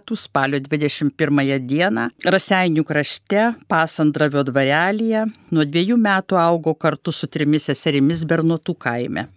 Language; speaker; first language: Lithuanian; native; Lithuanian